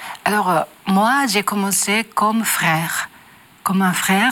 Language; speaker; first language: French; non-native, learner; Japanese